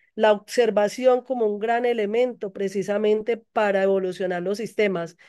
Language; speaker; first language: Spanish; native; Spanish